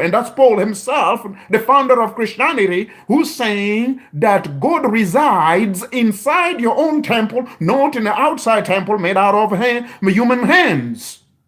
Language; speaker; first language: English; non-native, fluent; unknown